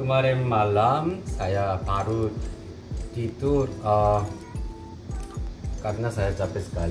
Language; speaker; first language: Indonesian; non-native, learner; Korean